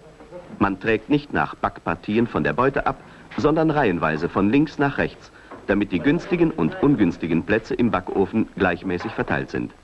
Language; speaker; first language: German; native; German